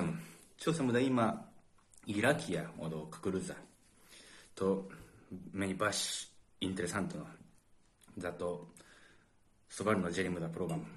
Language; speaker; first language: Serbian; non-native, learner; Japanese